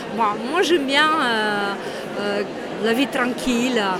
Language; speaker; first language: French; non-native, fluent; Romanian